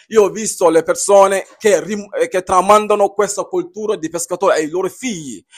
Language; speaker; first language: Italian; non-native, fluent; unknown